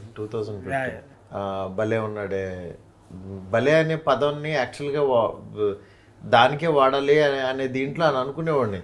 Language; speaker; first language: Telugu; native; Telugu